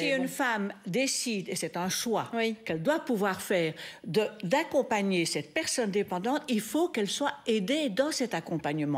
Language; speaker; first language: French; native; French